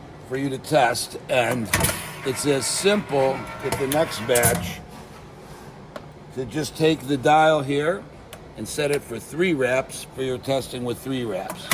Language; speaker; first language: English; native; English